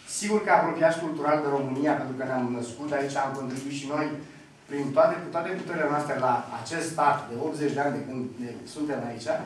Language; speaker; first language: Romanian; non-native, local second language; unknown